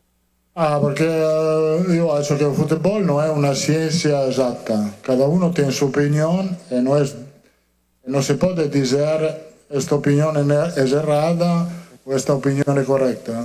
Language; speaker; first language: Portuguese; non-native, learner; Italian